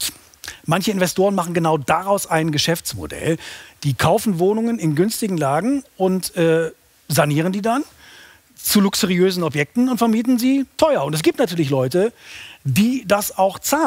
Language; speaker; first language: German; native; German